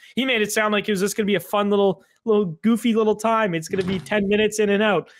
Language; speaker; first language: English; native; English